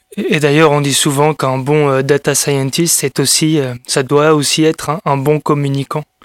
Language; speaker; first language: French; native; French